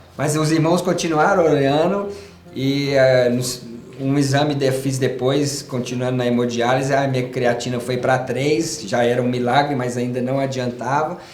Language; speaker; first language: Portuguese; native; Portuguese